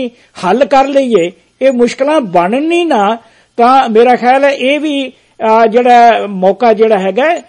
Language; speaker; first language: Punjabi; native; Punjabi